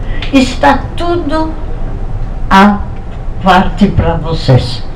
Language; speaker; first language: Portuguese; non-native, fluent; Polish